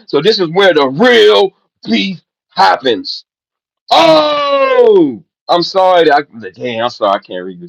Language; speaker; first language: English; native; English